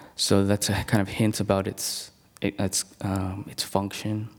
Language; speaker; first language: English; non-native, local second language; Cantonese